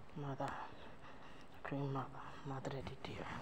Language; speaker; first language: English; non-native, local second language; Ibibio